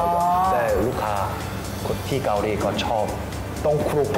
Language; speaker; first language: Thai; non-native, learner; Korean